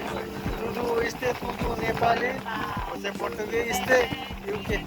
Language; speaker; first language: Portuguese; non-native, learner; Nepali